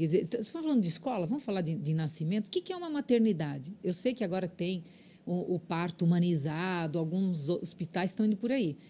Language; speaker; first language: Portuguese; early bilingual, other home language; Spanish